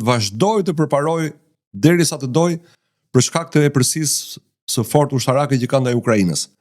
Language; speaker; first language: Albanian; native; Albanian